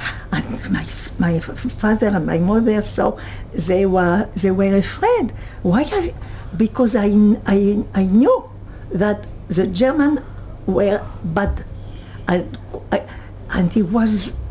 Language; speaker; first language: English; non-native, learner; French